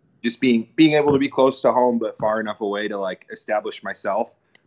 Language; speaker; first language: English; native; English